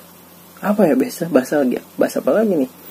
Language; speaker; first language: Indonesian; native; Indonesian